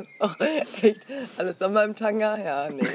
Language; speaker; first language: German; native; German